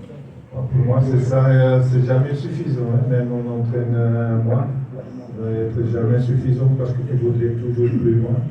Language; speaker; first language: French; non-native, local second language; Dutch